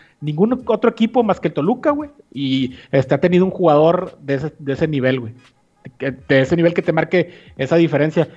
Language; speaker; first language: Spanish; native; Spanish